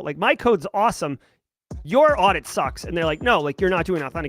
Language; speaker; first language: English; native; English